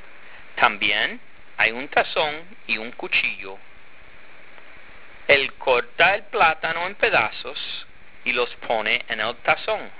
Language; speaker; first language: Spanish; non-native, fluent; English